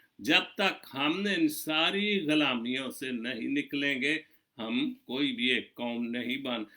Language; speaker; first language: Urdu; non-native, local second language; Punjabi